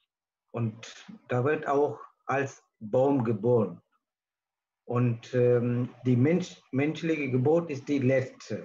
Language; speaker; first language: German; non-native, learner; Tamil